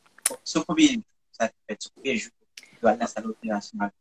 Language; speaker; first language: French; non-native, local second language; Haitian Creole